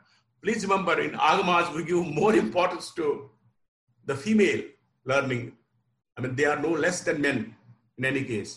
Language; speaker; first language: English; non-native, local second language; Kashmiri